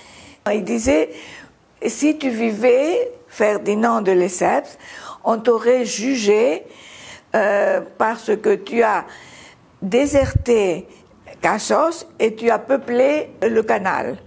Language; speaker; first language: French; non-native, fluent; Greek